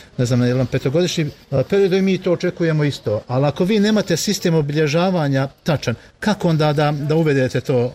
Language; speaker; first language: Bosnian; native; Bosnian